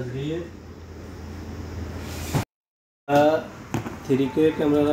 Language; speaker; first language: Arabic; non-native, learner; Hindi